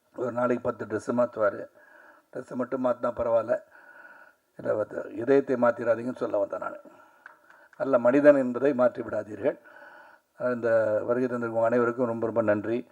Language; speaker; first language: Tamil; native; Tamil